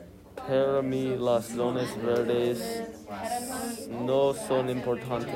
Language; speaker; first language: Spanish; non-native, learner; English